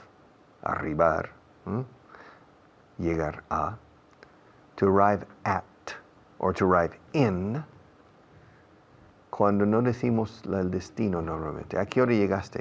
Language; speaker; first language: Spanish; non-native, fluent; English